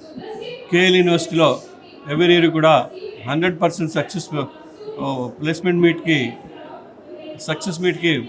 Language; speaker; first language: Telugu; native; Telugu